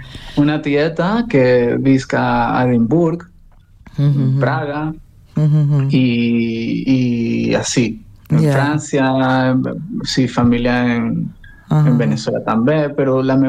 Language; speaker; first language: Catalan; non-native, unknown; Spanish